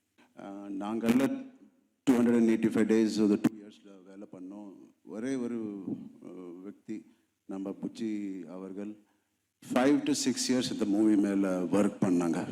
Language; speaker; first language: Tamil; non-native, local second language; Telugu